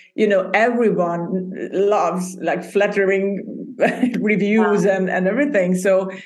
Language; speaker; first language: English; non-native, fluent; Hungarian